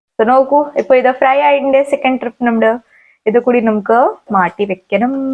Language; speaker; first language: Malayalam; non-native, local second language; Hindi